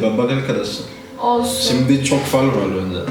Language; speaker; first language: Turkish; non-native, learner; Haitian Creole